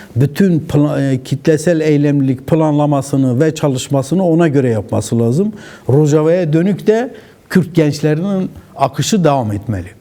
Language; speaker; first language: Turkish; non-native, local second language; Kurdish